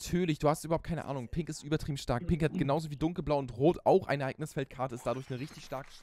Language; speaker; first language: German; native; German